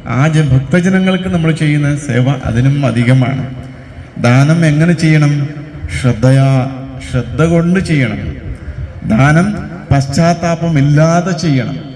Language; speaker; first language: Malayalam; non-native, local second language; Kannada